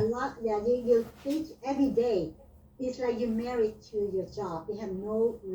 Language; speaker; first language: English; non-native, learner; Vietnamese